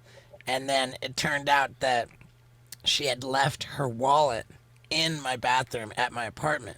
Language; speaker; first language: English; native; English